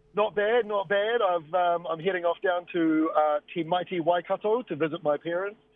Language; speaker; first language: English; native; English